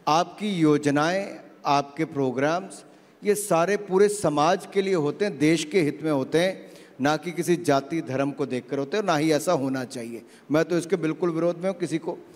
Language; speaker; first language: Hindi; native; Hindi